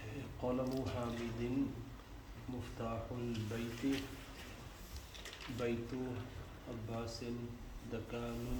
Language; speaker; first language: Arabic; non-native, learner; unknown